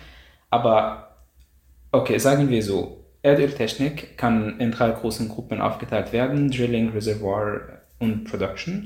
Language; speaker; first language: German; non-native, fluent; Arabic